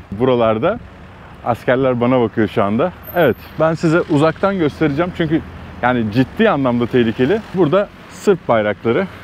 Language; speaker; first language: Turkish; native; Turkish